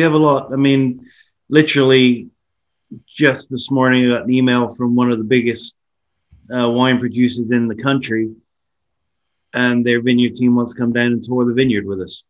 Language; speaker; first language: English; non-native, fluent; Spanish